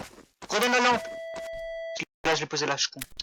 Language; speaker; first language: French; native; French